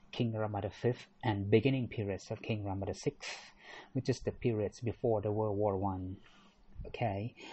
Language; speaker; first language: English; non-native, learner; Thai